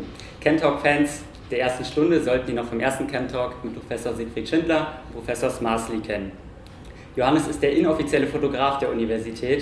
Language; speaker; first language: German; native; German